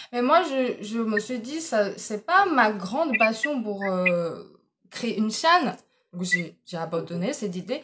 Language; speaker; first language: French; non-native, fluent; Chinese